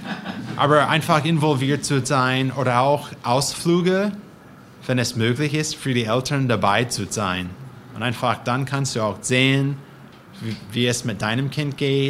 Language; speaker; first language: German; non-native, fluent; English